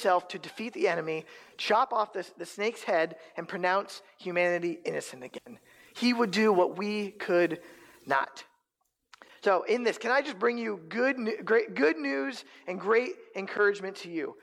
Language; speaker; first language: English; native; English